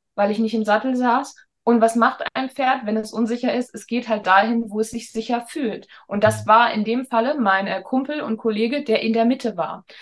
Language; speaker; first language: German; native; German